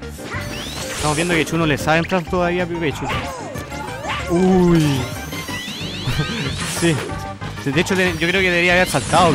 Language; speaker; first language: Spanish; native; Spanish